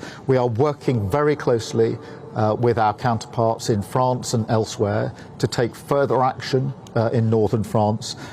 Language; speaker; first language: English; native; English